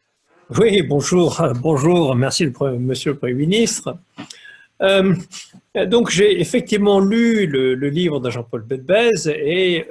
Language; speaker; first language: French; native; French